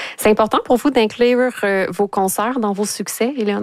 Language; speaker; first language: French; native; French